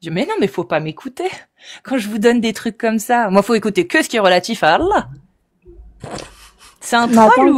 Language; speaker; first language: French; native; French